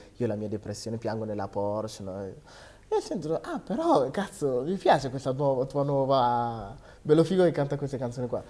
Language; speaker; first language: Italian; early bilingual, other home language; Akan